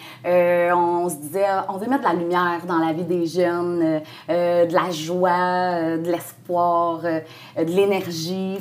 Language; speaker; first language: French; native; French